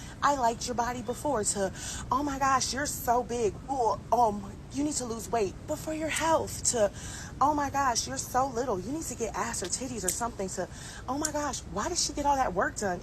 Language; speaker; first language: English; native; English